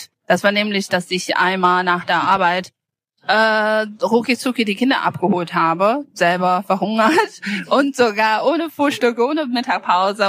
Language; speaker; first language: German; non-native, fluent; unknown